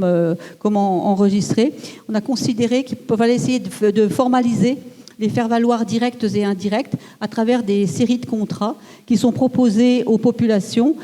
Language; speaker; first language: French; native; French